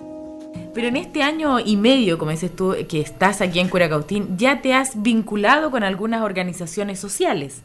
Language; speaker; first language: Spanish; native; Spanish